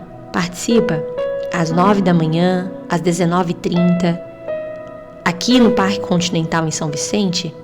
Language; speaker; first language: Portuguese; native; Portuguese